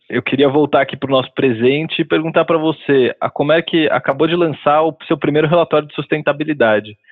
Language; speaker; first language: Portuguese; native; Portuguese